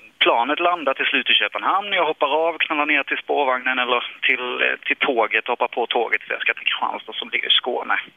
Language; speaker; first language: Swedish; native; Swedish